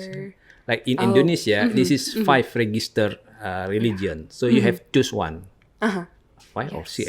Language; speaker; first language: English; non-native, learner; Indonesian